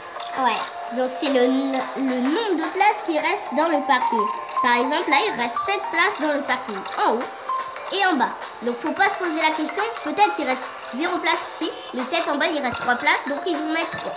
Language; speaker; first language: French; native; French